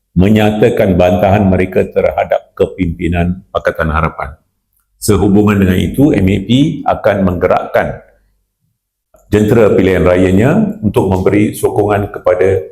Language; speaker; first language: Malay; non-native, local second language; Tamil